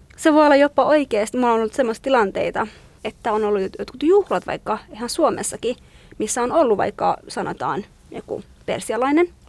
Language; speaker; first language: Finnish; non-native, fluent; Kurdish